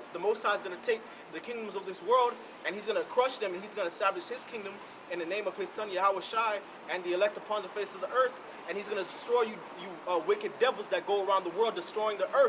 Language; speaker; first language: English; native; English